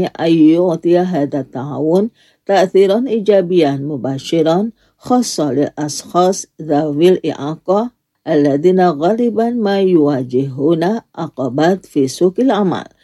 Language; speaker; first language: Arabic; non-native, fluent; Indonesian